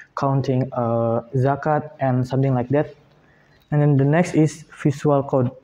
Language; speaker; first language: English; non-native, learner; Indonesian